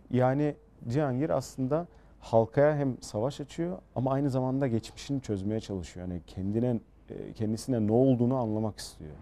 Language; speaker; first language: Turkish; early bilingual, heritage; Turkish